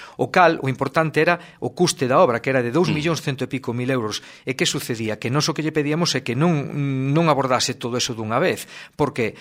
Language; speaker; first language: Galician; native; Galician